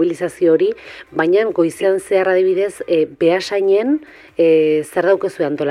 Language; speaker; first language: Basque; native; Basque